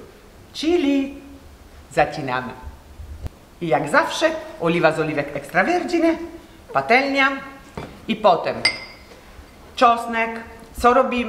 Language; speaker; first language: Polish; non-native, learner; Italian